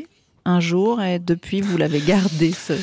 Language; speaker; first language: French; native; French